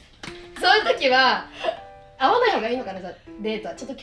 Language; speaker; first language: Japanese; native; Japanese